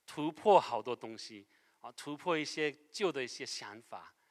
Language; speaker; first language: Chinese; non-native, fluent; French